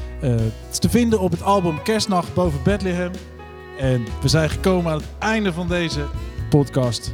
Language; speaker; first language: Dutch; native; Dutch